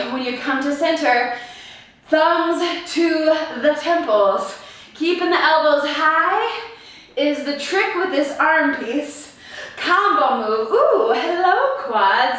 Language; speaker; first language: English; native; English